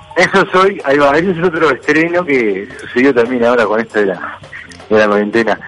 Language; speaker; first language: Spanish; native; Spanish